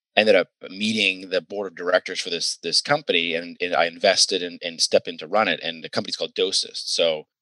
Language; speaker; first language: English; native; English